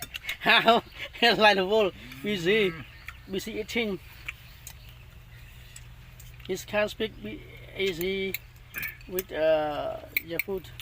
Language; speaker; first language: English; non-native, learner; Khmer